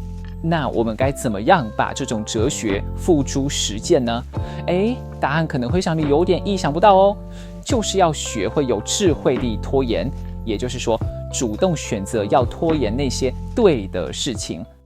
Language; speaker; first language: Chinese; native; Chinese